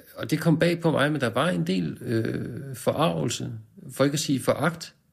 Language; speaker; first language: Danish; native; Danish